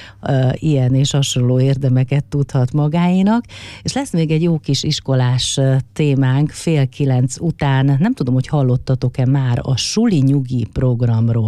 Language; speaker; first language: Hungarian; native; Hungarian